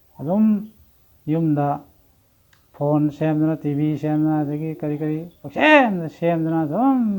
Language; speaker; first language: Manipuri; native; Manipuri